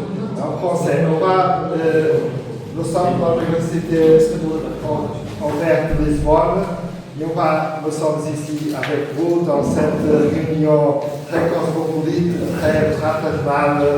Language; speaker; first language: French; non-native, fluent; Portuguese